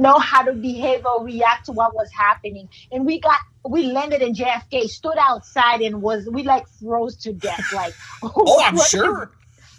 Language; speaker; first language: English; non-native, fluent; Haitian Creole